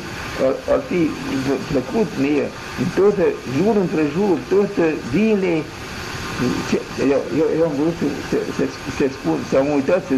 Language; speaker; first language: Romanian; non-native, local second language; German